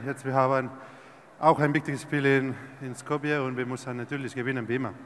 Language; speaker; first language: German; non-native, learner; Spanish